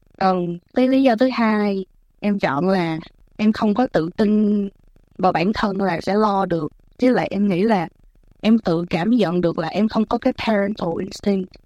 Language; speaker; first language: Vietnamese; native; Vietnamese